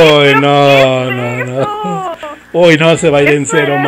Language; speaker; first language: Spanish; native; Spanish